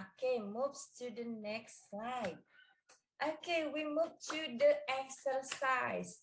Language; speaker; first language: English; non-native, learner; Indonesian